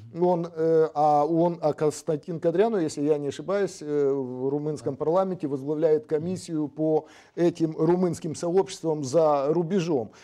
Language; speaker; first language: Russian; native; Russian